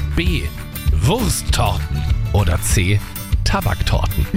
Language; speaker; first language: German; native; German